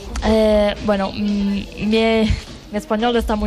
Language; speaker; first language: Spanish; non-native, learner; Italian